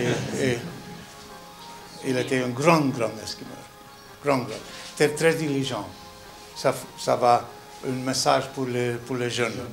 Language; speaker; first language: French; non-native, learner; Hungarian